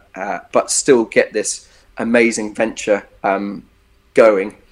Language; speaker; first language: English; native; English